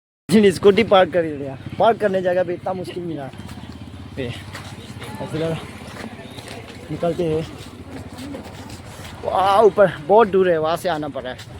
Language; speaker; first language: Hindi; non-native, local second language; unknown